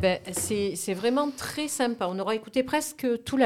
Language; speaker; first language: French; native; French